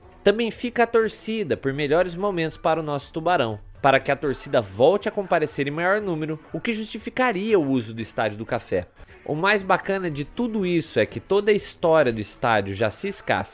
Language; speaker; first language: Portuguese; native; Portuguese